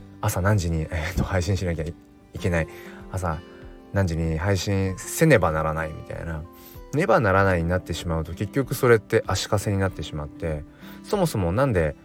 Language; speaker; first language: Japanese; native; Japanese